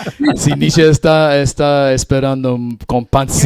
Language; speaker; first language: Spanish; non-native, learner; English